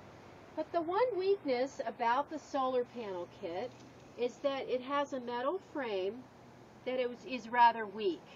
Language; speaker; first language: English; native; English